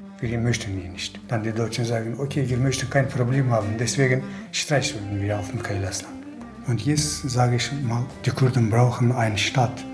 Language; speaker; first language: German; non-native, learner; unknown